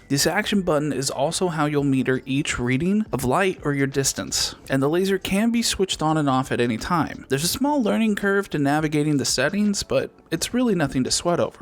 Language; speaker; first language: English; native; English